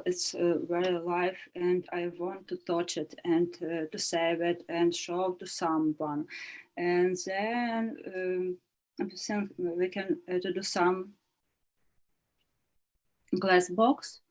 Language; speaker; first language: English; non-native, learner; Ukrainian